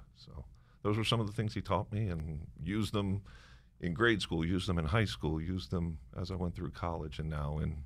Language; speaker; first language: English; native; English